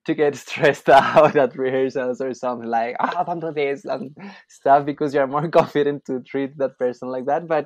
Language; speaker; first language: English; non-native, fluent; Spanish